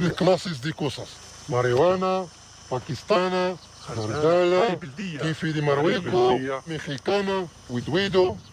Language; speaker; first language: Spanish; non-native, learner; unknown